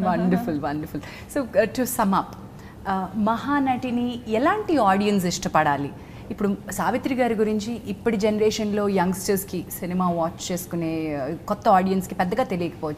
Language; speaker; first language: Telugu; native; Telugu